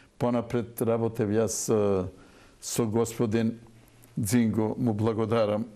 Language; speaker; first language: Macedonian; non-native, local second language; Turkish